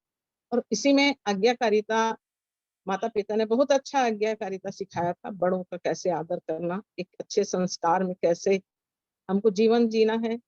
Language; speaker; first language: Hindi; native; Hindi